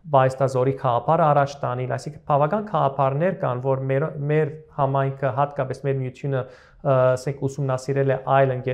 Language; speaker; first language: Armenian; early bilingual, heritage; Armenian